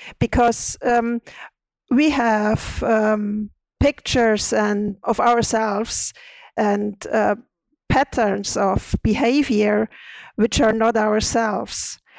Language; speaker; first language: English; non-native, fluent; German